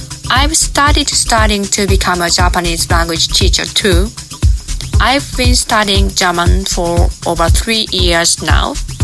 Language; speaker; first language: English; non-native, learner; Japanese